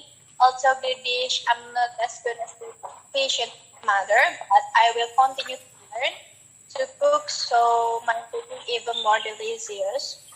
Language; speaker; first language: English; non-native, learner; Indonesian